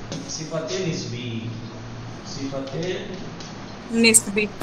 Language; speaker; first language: Persian; non-native, fluent; Urdu